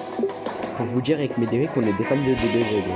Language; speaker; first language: French; native; French